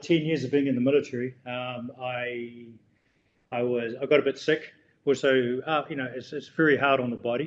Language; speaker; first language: English; native; English